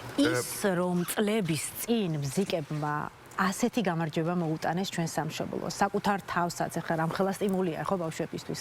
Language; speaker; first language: Georgian; native; Georgian